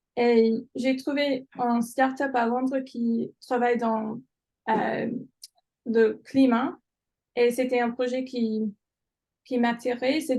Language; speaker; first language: French; non-native, fluent; English